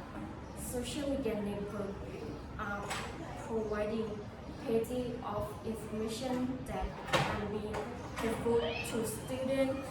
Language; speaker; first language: English; non-native, learner; Thai